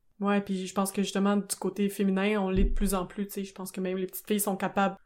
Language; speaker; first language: French; native; French